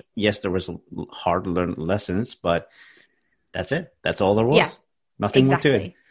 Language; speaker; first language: English; non-native, fluent; Norwegian